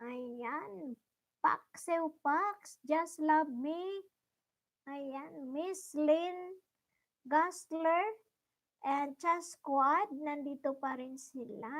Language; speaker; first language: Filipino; non-native, local second language; Bikol